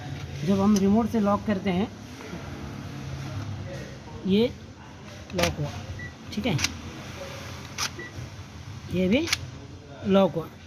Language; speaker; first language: Hindi; native; Hindi